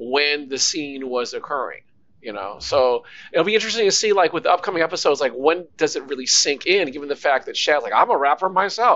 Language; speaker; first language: English; native; English